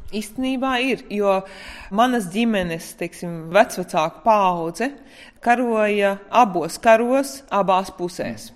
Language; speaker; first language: Latvian; native; Latvian